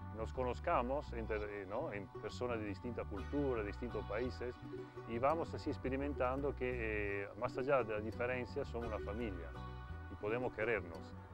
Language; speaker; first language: Spanish; non-native, fluent; Italian